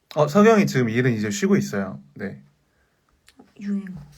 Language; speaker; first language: Korean; native; Korean